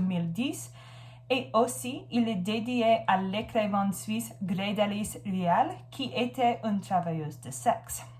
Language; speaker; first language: French; non-native, learner; English